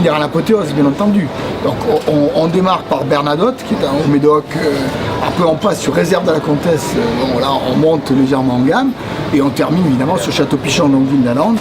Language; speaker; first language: French; native; French